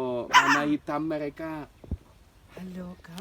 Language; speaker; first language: Indonesian; non-native, fluent; German